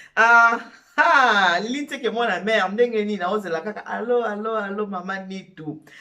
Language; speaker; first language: Lingala; native; Lingala